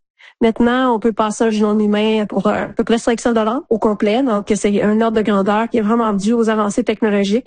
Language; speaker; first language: French; native; French